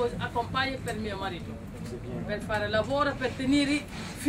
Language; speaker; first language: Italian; non-native, learner; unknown